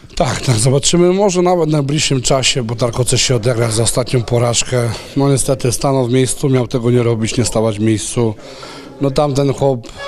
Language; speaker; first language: Polish; non-native, fluent; Serbian